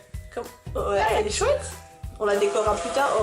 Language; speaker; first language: French; native; French